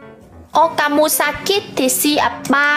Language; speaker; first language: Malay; non-native, learner; Vietnamese